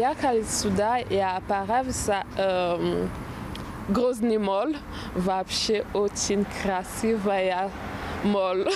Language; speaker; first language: Russian; non-native, learner; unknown